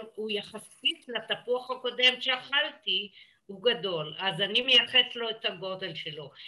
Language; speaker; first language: Hebrew; native; Hebrew